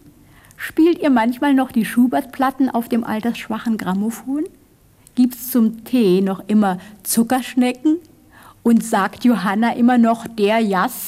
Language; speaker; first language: German; early bilingual, other home language; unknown